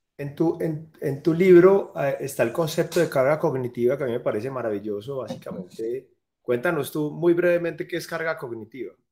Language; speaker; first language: Spanish; native; Spanish